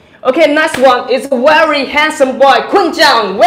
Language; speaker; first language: English; non-native, learner; Chinese